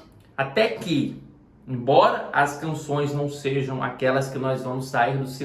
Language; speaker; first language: Portuguese; native; Portuguese